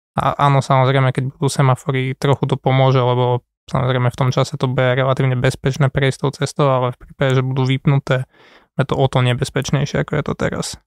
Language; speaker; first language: Slovak; native; Slovak